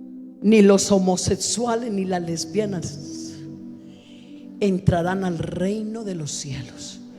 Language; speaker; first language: Spanish; native; Spanish